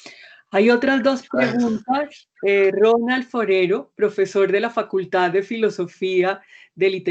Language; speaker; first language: Spanish; native; Spanish